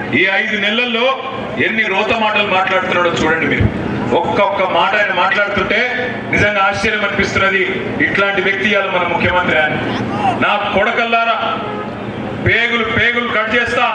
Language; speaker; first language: Telugu; native; Telugu